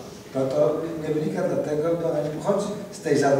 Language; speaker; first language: Polish; native; Polish